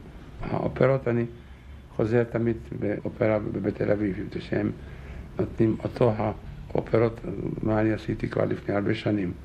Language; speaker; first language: Hebrew; non-native, fluent; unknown